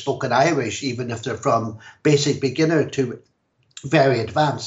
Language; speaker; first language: English; native; English